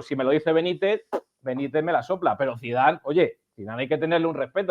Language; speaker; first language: Spanish; native; Spanish